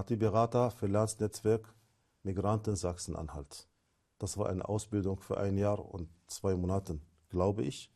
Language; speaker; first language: German; non-native, fluent; Arabic